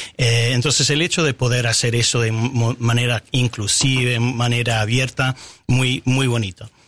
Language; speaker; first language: Spanish; non-native, fluent; English